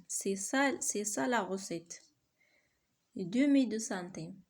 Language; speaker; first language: French; non-native, learner; Arabic